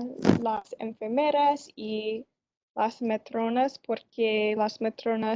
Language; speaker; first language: Spanish; non-native, learner; English